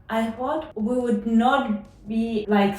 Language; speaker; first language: English; non-native, learner; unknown